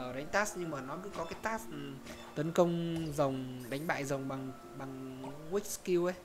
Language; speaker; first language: Vietnamese; native; Vietnamese